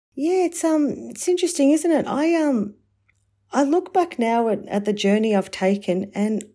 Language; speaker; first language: English; native; English